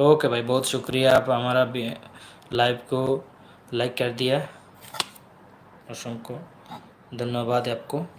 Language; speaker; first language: Hindi; non-native, learner; Bangla